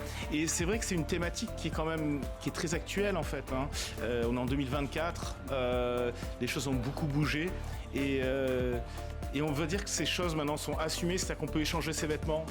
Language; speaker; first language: French; native; French